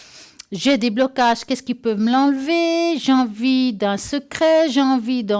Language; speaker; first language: French; native; French